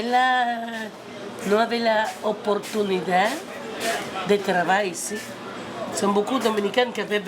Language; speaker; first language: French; non-native, learner; Spanish